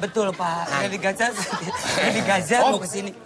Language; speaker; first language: Indonesian; native; Indonesian